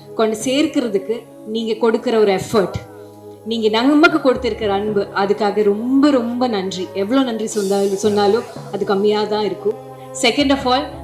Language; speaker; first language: Tamil; non-native, fluent; Malayalam